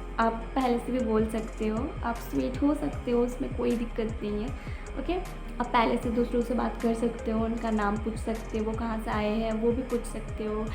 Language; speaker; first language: Hindi; non-native, local second language; Bangla